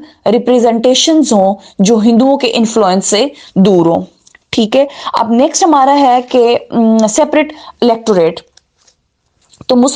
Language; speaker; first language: Urdu; native; Urdu